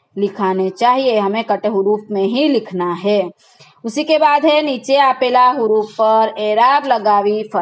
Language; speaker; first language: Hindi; non-native, local second language; Gujarati